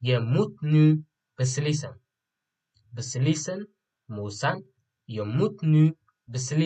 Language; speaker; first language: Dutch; non-native, fluent; Tigrinya